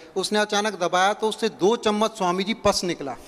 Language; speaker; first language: Hindi; native; Hindi